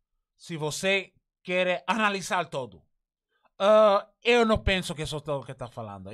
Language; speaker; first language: Portuguese; non-native, learner; Spanish